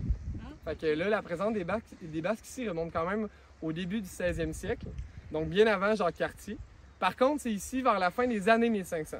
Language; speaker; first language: French; native; French